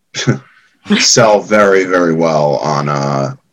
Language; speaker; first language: English; native; English